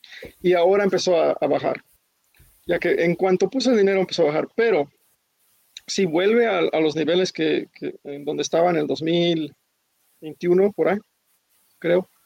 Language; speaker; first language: Spanish; early bilingual, heritage; English